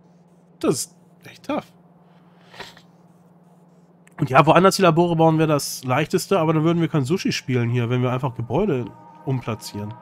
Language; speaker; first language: German; native; German